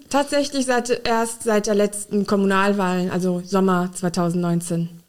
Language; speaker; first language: German; early bilingual, other home language; Urdu